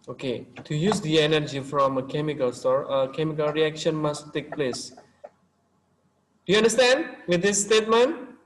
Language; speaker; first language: English; non-native, local second language; Indonesian